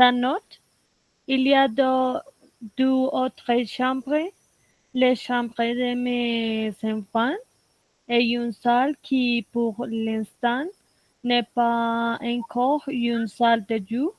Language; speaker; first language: French; non-native, learner; Spanish